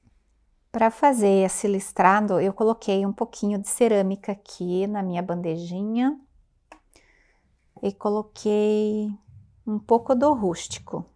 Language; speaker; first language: Portuguese; native; Portuguese